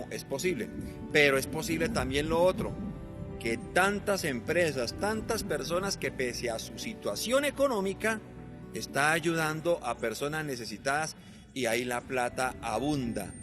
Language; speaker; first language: Spanish; native; Spanish